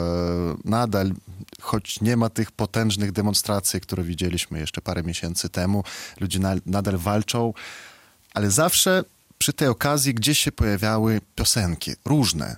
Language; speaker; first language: Polish; non-native, fluent; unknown